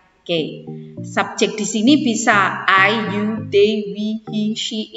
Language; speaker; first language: English; non-native, fluent; Indonesian